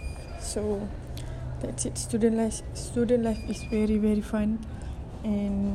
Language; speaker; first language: English; non-native, local second language; Malay